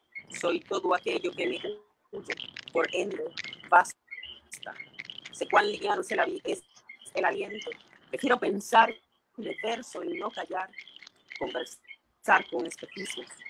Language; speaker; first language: Spanish; native; Spanish